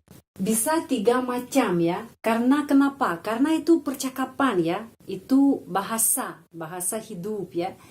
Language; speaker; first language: Indonesian; non-native, fluent; Russian